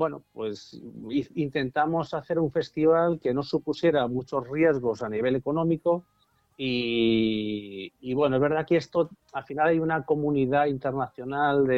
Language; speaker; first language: Spanish; native; Spanish